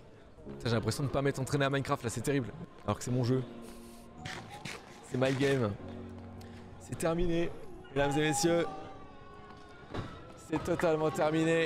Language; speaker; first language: French; native; French